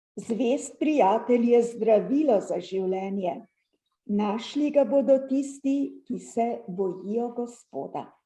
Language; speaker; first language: Slovenian; native; Slovenian